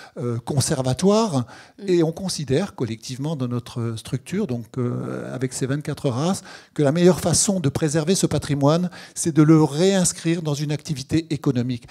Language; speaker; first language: French; native; French